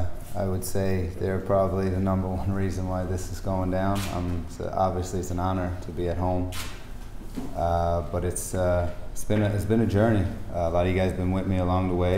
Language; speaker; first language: English; native; English